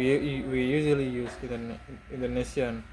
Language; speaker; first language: English; non-native, learner; Indonesian